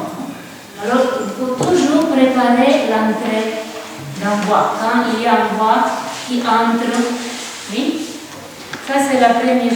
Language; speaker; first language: French; non-native, fluent; Italian